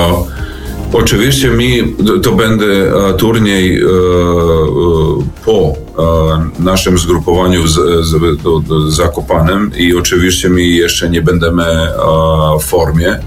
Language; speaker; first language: Polish; non-native, learner; Serbian